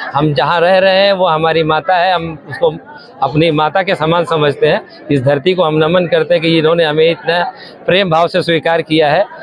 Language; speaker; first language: Hindi; native; Hindi